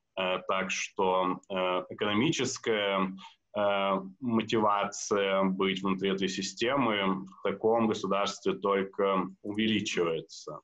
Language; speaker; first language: Russian; native; Russian